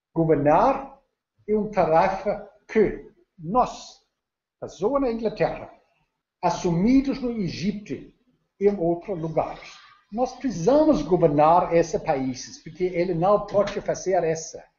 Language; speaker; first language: Portuguese; non-native, learner; Danish